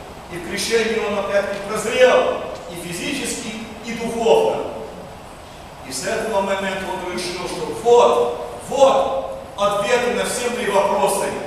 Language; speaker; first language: Russian; early bilingual, heritage; Russian